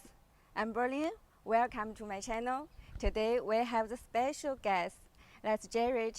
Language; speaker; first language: English; non-native, learner; Chinese